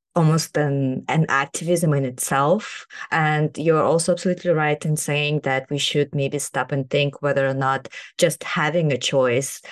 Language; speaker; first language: English; non-native, fluent; Kazakh